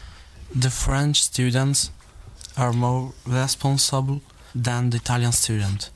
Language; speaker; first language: English; non-native, learner; Italian